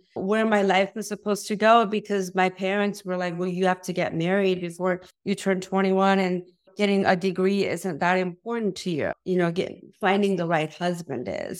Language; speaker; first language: English; early bilingual, other home language; Korean